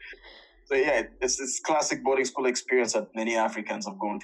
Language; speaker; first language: English; non-native, local second language; Ganda